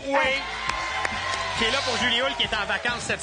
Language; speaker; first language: French; native; French